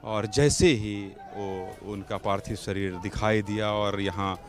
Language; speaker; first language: Hindi; native; Hindi